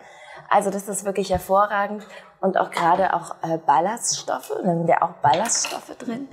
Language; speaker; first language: German; native; German